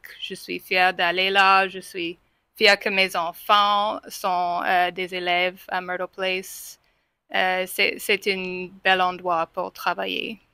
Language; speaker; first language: French; non-native, fluent; English